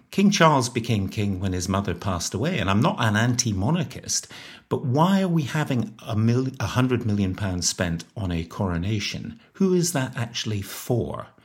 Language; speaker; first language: English; native; English